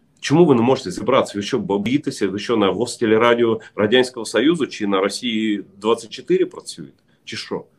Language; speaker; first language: Ukrainian; non-native, local second language; Russian